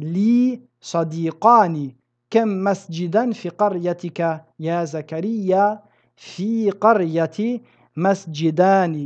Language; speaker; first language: Arabic; non-native, fluent; French